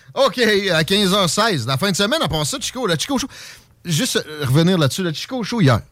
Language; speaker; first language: French; native; French